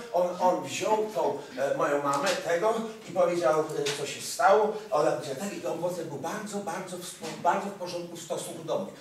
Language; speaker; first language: Polish; early bilingual, heritage; Polish